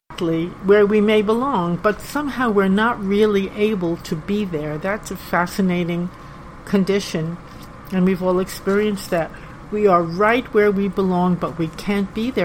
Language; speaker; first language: English; native; English